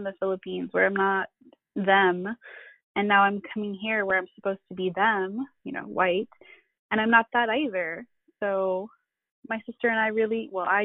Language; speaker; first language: English; non-native, local second language; Filipino